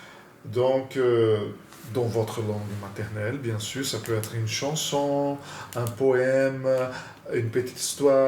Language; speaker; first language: French; non-native, fluent; Portuguese